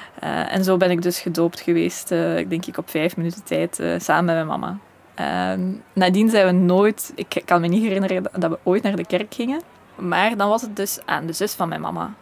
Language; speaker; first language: Dutch; early bilingual, other home language; Russian